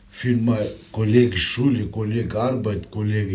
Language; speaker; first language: German; non-native, learner; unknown